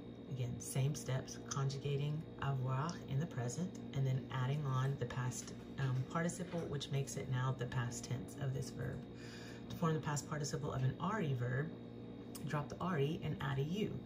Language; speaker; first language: English; native; English